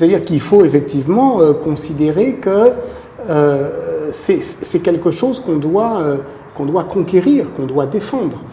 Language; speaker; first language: French; native; French